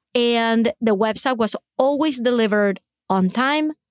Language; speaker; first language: English; non-native, fluent; Spanish